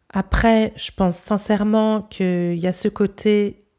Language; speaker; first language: English; non-native, fluent; French